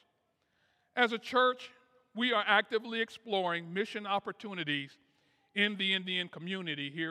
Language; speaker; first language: English; native; English